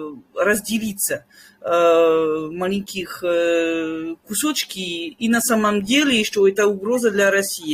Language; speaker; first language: Russian; non-native, fluent; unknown